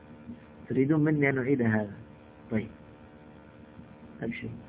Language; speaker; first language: Arabic; native; Arabic